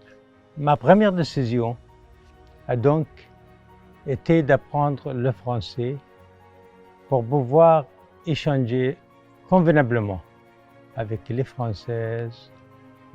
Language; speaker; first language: French; non-native, fluent; Arabic